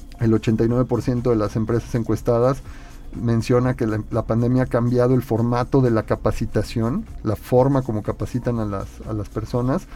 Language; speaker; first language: Spanish; native; Spanish